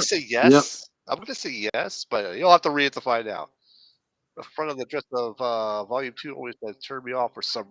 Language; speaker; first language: English; native; English